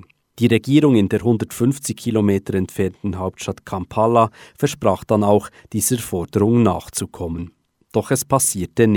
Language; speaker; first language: German; native; German